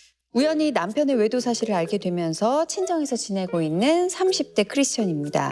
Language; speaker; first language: Korean; native; Korean